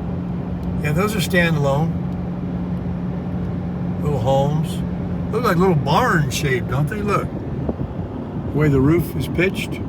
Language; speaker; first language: English; native; English